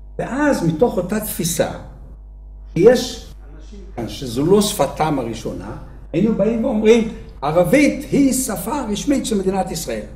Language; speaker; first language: Hebrew; native; Hebrew